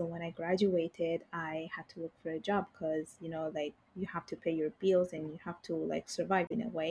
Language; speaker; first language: English; non-native, fluent; Bangla